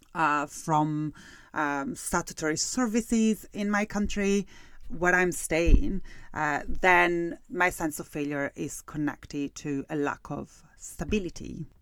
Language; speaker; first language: English; non-native, fluent; Italian